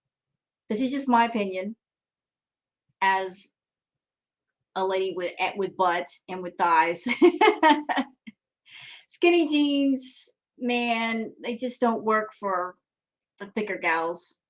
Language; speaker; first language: English; native; English